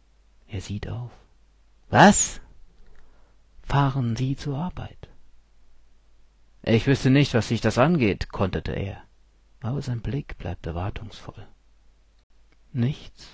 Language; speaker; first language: German; native; German